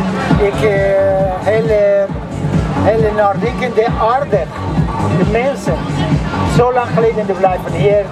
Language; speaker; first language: Dutch; non-native, learner; Italian